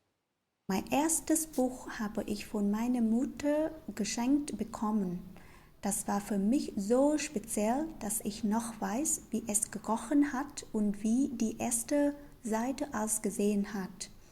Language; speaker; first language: German; non-native, learner; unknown